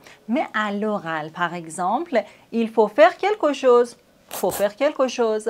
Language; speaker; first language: French; native; French